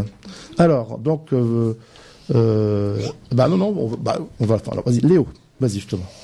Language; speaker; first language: French; native; French